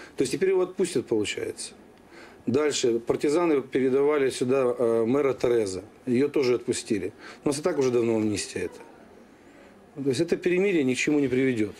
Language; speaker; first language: Russian; native; Russian